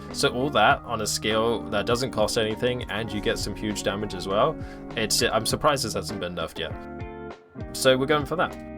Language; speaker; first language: English; native; English